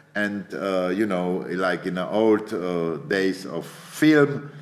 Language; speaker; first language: English; non-native, fluent; Czech